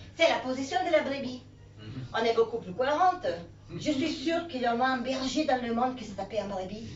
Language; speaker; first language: French; non-native, fluent; Italian